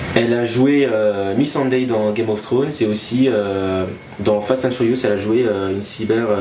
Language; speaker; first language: French; non-native, local second language; Malagasy